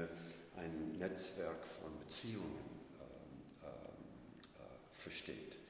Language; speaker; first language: German; non-native, fluent; English